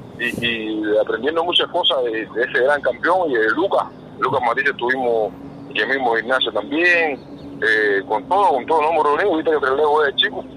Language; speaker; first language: Spanish; native; Spanish